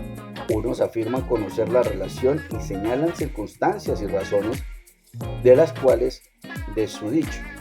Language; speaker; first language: Spanish; native; Spanish